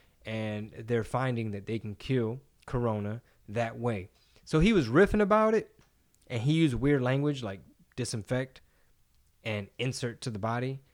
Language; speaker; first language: English; early bilingual, other home language; Spanish